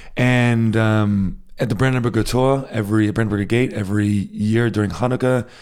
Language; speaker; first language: English; native; English